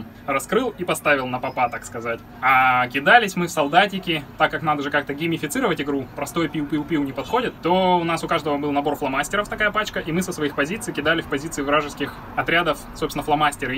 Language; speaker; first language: Russian; native; Russian